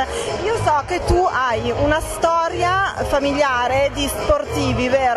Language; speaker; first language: Italian; native; Italian